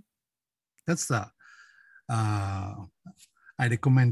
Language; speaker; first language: English; non-native, learner; Japanese